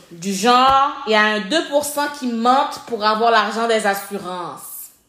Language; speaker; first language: French; native; French